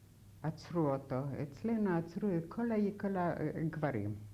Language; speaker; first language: Hebrew; non-native, fluent; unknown